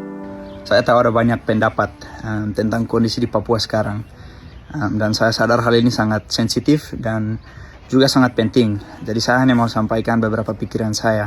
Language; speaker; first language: Indonesian; early bilingual, other home language; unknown